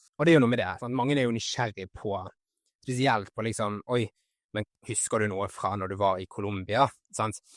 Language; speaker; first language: Norwegian; native; Norwegian